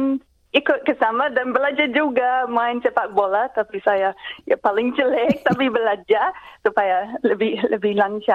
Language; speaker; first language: Indonesian; non-native, fluent; English